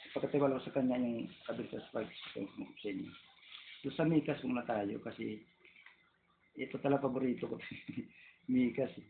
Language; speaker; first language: Filipino; non-native, local second language; Waray